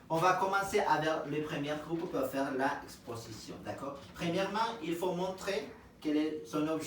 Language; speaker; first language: French; non-native, fluent; Spanish